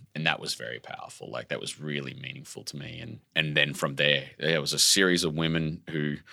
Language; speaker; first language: English; native; English